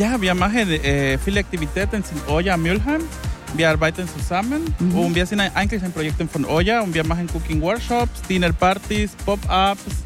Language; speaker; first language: German; non-native, fluent; Spanish